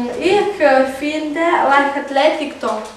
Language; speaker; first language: German; non-native, learner; Ukrainian